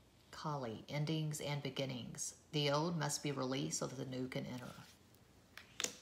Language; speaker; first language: English; native; English